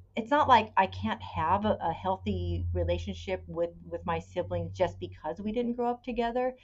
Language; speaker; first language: English; native; English